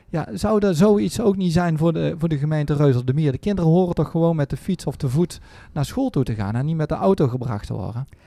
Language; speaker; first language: Dutch; native; Dutch